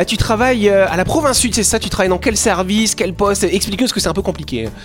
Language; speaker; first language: French; native; French